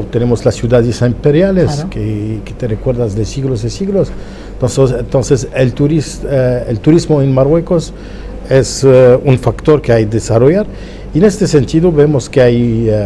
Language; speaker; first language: Spanish; non-native, fluent; Arabic